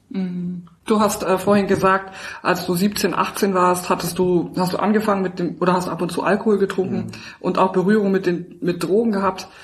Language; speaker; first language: German; native; German